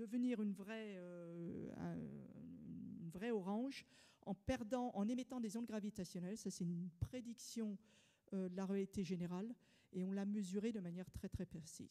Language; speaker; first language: French; native; French